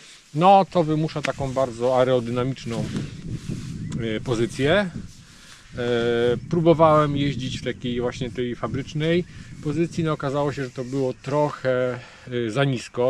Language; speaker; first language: Polish; native; Polish